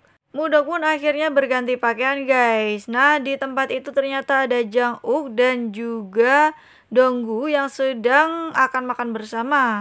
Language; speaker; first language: Indonesian; native; Indonesian